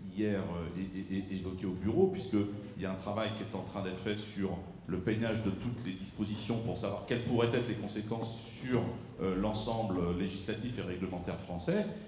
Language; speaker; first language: French; native; French